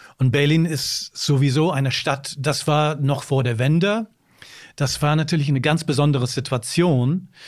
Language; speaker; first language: German; non-native, fluent; English